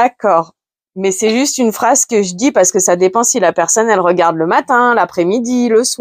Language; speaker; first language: French; native; French